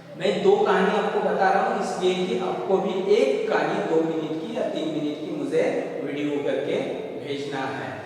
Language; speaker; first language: Hindi; non-native, local second language; Marathi